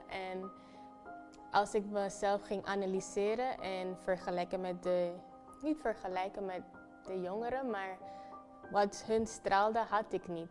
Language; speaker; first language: Dutch; non-native, fluent; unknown